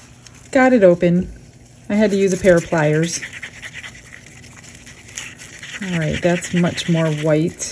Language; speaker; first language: English; native; English